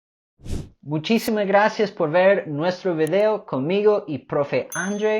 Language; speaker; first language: Spanish; non-native, fluent; English